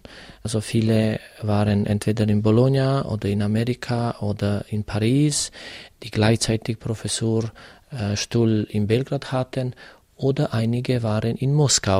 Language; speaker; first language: German; non-native, fluent; Serbian